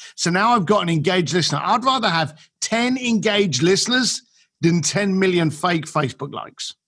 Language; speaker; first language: English; native; English